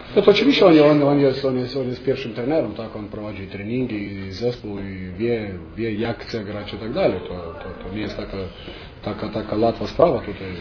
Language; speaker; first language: Polish; non-native, fluent; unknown